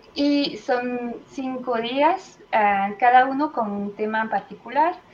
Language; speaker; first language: Spanish; non-native, fluent; French